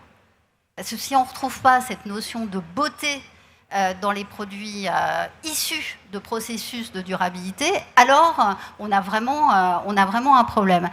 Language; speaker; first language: French; native; French